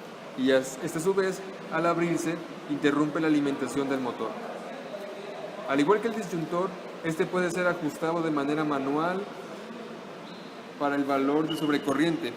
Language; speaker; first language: Spanish; native; Spanish